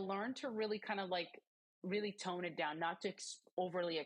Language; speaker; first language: English; early bilingual, other home language; Croatian